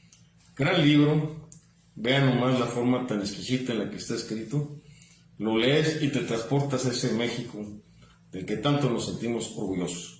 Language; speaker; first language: Spanish; native; Spanish